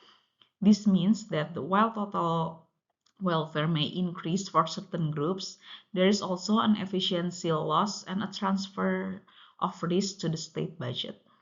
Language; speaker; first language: English; non-native, local second language; Indonesian